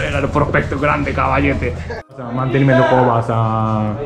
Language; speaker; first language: Spanish; non-native, learner; Japanese